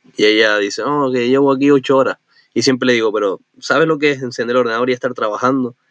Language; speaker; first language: Spanish; native; Spanish